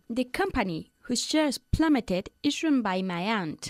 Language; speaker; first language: English; non-native, fluent; Spanish